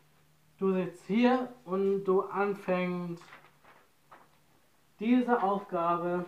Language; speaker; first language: German; non-native, learner; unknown